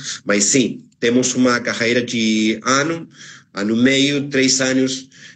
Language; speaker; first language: Portuguese; non-native, fluent; Spanish